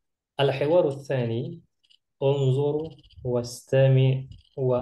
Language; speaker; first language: Arabic; non-native, fluent; Indonesian